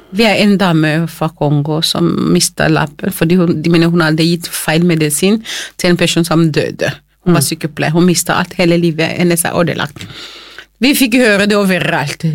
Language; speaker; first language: Norwegian; non-native, fluent; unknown